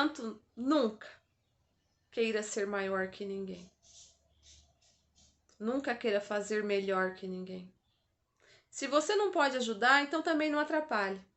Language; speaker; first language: Portuguese; native; Portuguese